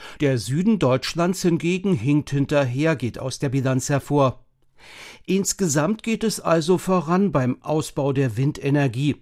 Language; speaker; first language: German; native; German